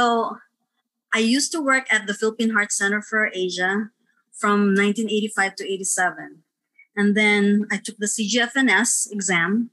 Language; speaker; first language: English; non-native, local second language; Filipino